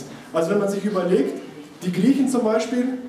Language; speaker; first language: German; native; German